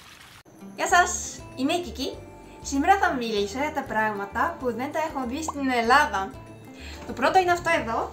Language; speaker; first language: Greek; non-native, fluent; Japanese